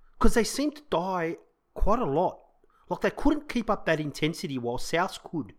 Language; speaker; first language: English; native; English